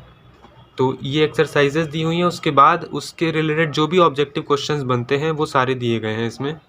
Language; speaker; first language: Hindi; native; Hindi